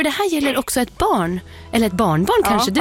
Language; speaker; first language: Swedish; native; Swedish